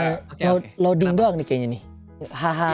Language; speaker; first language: Indonesian; native; Indonesian